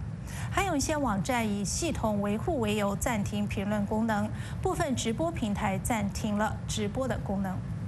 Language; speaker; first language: Chinese; native; Chinese